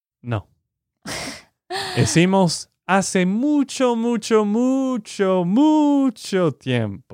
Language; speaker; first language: Spanish; non-native, fluent; English